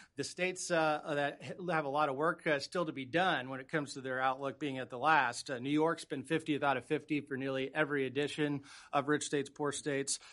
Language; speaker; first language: English; native; English